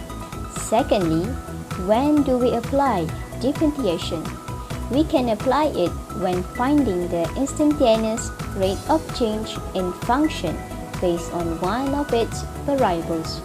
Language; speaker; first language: English; non-native, local second language; Malay